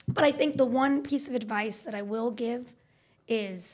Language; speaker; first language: English; native; English